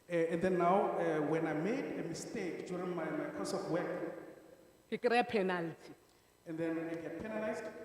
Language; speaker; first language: English; non-native, local second language; Northern Sotho